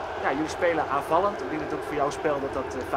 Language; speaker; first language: Dutch; native; Dutch